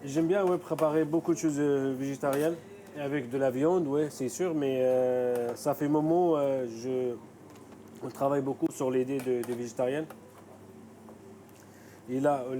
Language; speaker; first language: French; non-native, fluent; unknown